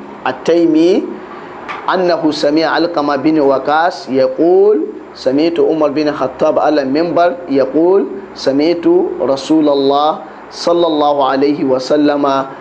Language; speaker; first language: Arabic; non-native, fluent; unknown